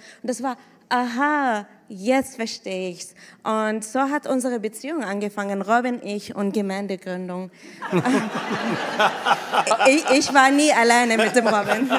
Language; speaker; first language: German; non-native, fluent; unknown